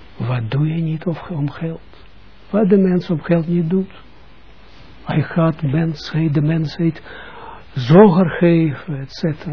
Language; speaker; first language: Dutch; non-native, fluent; Russian